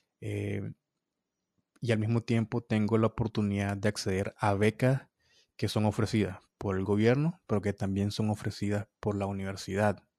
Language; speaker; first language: Spanish; native; Spanish